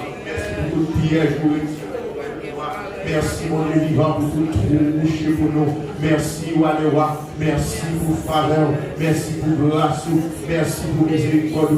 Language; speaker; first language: French; non-native, local second language; Haitian Creole